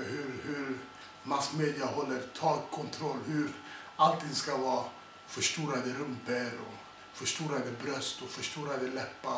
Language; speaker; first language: Swedish; non-native, fluent; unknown